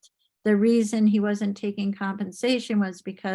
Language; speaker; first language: English; native; English